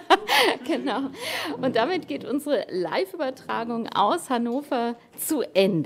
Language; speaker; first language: German; native; German